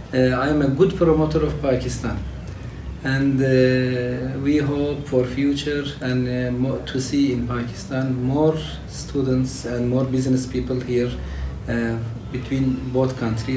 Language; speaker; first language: English; non-native, fluent; Turkish